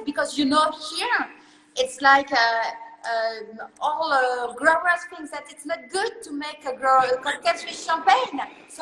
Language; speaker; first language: English; non-native, learner; French